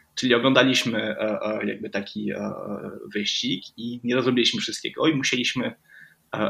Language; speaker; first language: Polish; early bilingual, heritage; Polish